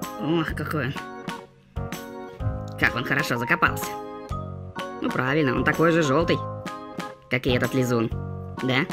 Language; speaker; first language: Russian; native; Russian